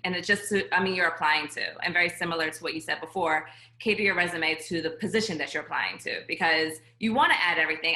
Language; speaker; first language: English; native; English